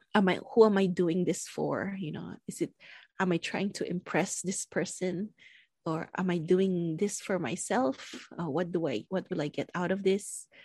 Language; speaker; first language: English; non-native, local second language; Filipino